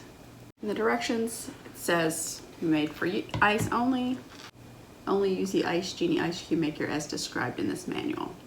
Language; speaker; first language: English; native; English